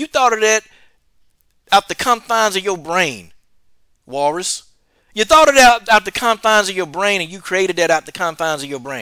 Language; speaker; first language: English; native; English